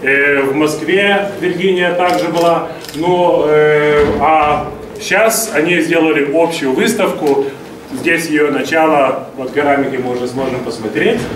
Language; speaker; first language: Russian; non-native, fluent; Lithuanian